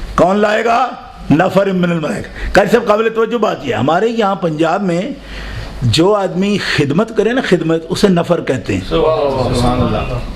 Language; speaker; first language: Urdu; non-native, local second language; Punjabi